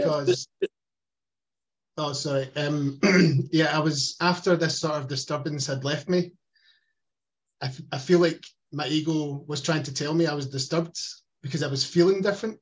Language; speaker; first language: English; native; English